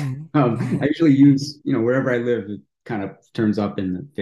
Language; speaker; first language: English; native; English